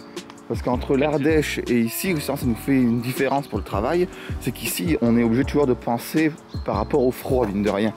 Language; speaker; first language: French; native; French